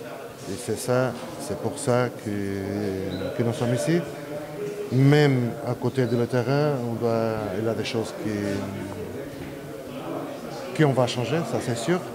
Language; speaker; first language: French; non-native, fluent; Portuguese